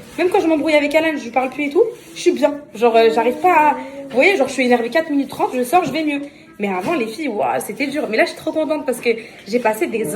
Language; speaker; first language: French; non-native, local second language; Arabic